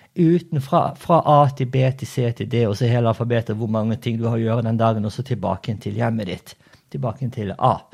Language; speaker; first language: Norwegian; early bilingual, other home language; Portuguese